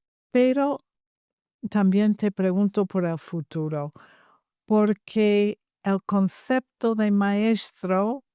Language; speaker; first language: Spanish; non-native, fluent; English